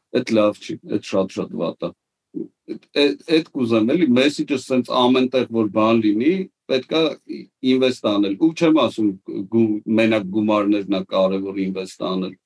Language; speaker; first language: Armenian; native; Armenian